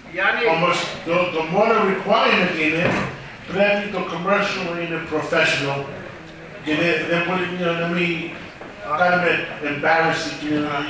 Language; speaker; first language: Greek; early bilingual, heritage; Greek